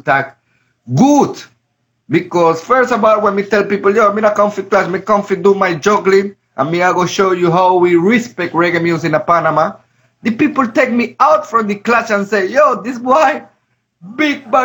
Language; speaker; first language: English; non-native, local second language; Spanish